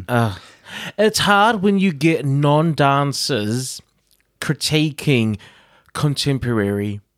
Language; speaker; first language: English; native; English